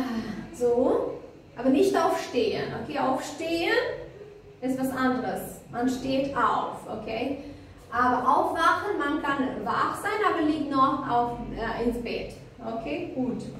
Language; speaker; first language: German; non-native, fluent; Albanian